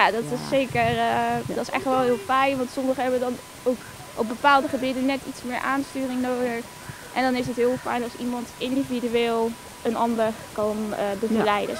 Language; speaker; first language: Dutch; native; Dutch